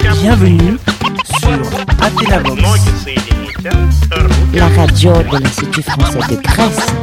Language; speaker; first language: French; non-native, learner; Greek